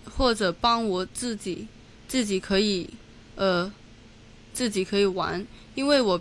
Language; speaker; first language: Chinese; non-native, learner; Cantonese